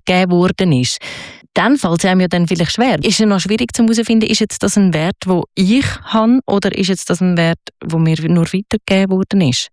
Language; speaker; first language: German; native; German